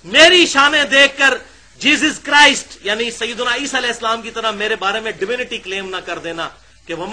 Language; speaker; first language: Urdu; non-native, local second language; Punjabi